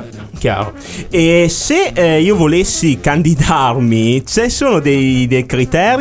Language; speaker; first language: Italian; native; Italian